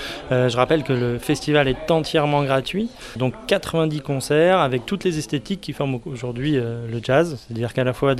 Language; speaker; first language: French; native; French